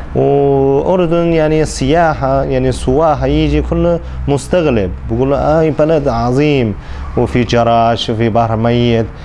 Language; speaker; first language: Arabic; non-native, learner; Chinese